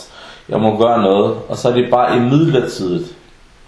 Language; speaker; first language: Danish; non-native, fluent; Arabic